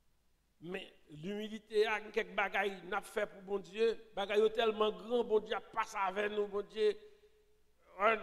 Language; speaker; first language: French; non-native, local second language; Haitian Creole